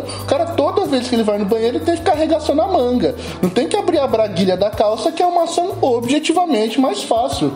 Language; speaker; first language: Portuguese; native; Portuguese